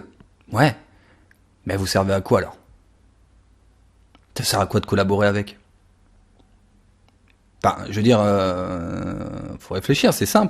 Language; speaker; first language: French; native; French